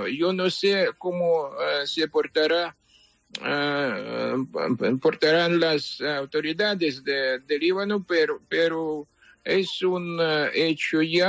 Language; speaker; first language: Spanish; non-native, fluent; Ukrainian